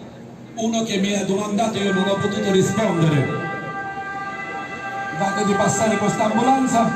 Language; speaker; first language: Italian; non-native, fluent; Bangla